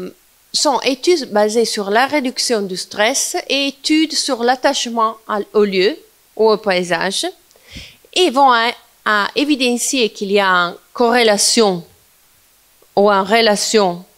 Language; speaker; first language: French; non-native, fluent; Italian